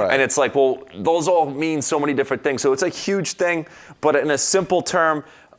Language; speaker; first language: English; native; English